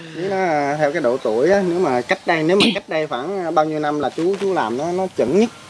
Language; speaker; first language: Vietnamese; native; Vietnamese